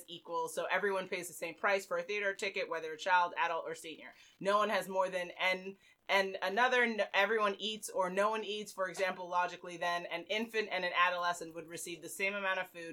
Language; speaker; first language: English; native; English